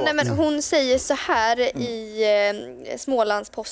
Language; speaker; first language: Swedish; native; Swedish